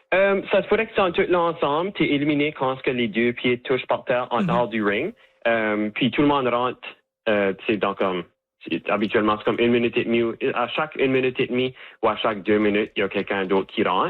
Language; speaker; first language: French; native; French